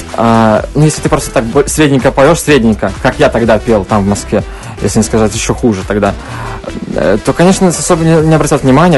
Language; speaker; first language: Russian; native; Russian